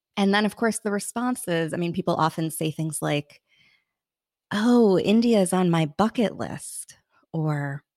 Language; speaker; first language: English; early bilingual, other home language; Hindi